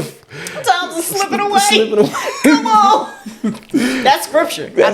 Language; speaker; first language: English; native; English